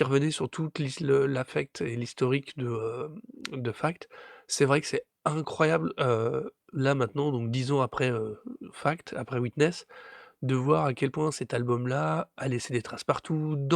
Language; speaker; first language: French; native; French